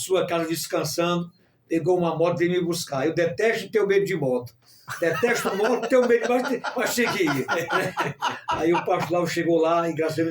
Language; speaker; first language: Portuguese; native; Portuguese